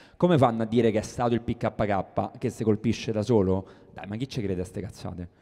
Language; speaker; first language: Italian; native; Italian